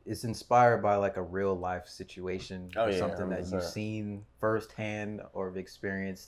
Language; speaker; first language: English; native; English